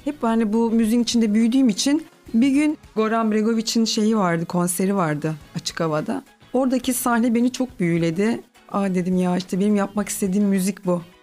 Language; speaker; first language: Turkish; native; Turkish